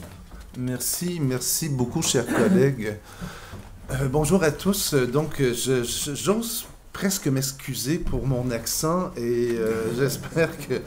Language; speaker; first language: French; non-native, fluent; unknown